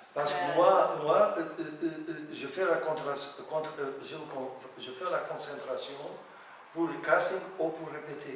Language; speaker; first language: French; non-native, fluent; Portuguese